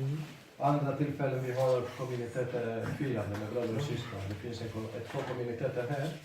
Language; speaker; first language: Swedish; non-native, fluent; Spanish